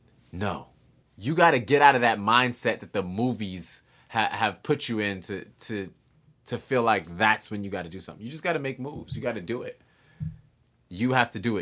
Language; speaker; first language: English; native; English